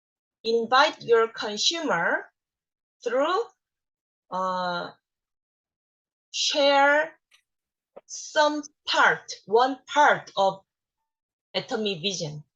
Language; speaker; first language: English; non-native, learner; Korean